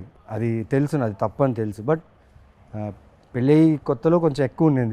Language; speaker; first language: Telugu; native; Telugu